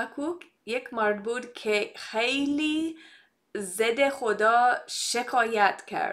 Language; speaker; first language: Persian; non-native, fluent; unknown